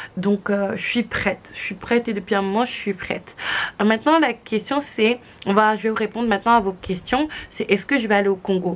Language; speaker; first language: French; native; French